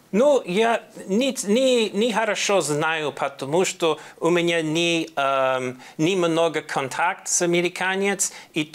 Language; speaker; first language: Russian; non-native, learner; English